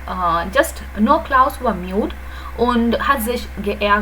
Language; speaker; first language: German; non-native, fluent; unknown